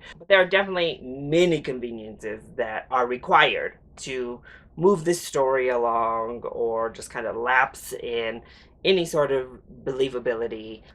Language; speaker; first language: English; native; English